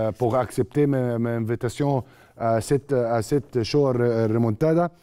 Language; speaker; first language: French; non-native, learner; Arabic